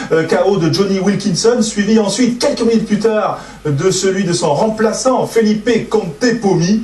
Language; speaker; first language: French; native; French